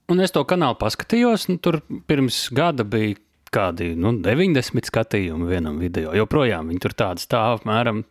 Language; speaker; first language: Latvian; native; Latvian